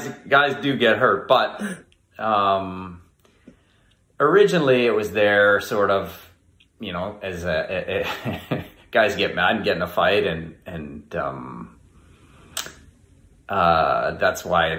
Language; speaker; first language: English; native; English